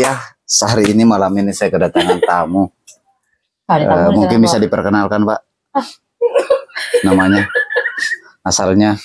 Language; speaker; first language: Indonesian; native; Indonesian